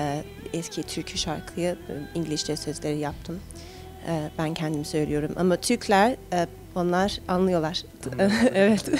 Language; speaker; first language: Turkish; early bilingual, heritage; Turkish